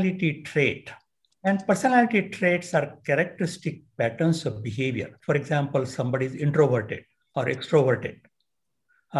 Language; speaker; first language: English; non-native, local second language; Marathi